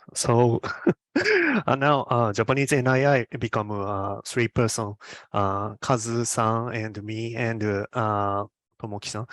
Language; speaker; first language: English; non-native, learner; Japanese